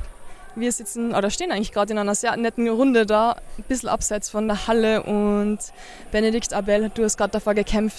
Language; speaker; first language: German; native; German